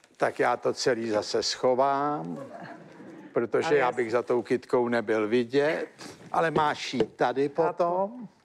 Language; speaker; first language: Czech; native; Czech